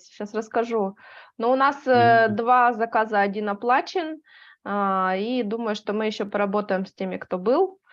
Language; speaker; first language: Russian; native; Russian